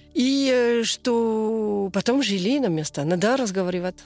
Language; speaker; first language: Russian; non-native, learner; French